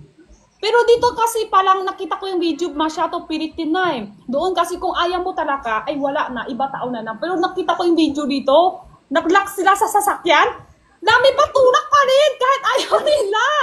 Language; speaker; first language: Filipino; non-native, learner; Chinese